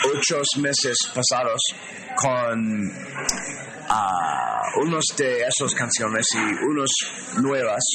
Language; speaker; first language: Spanish; non-native, learner; English